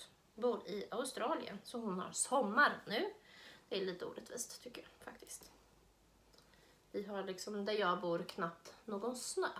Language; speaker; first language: Swedish; native; Swedish